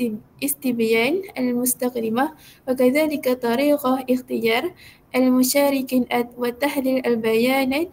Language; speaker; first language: Arabic; non-native, learner; Malay